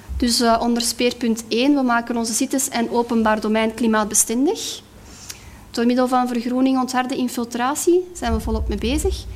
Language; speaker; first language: Dutch; native; Dutch